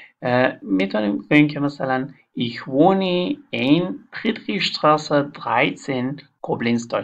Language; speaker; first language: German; non-native, fluent; Persian